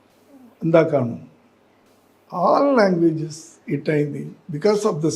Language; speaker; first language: Telugu; non-native, learner; Tamil